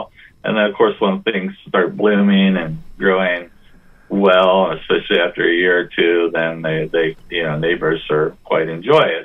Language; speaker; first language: English; native; English